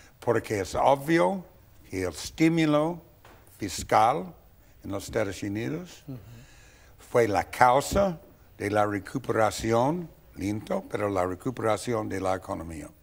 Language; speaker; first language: Spanish; non-native, fluent; English